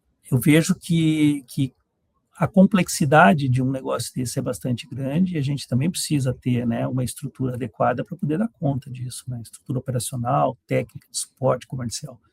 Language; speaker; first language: Portuguese; native; Portuguese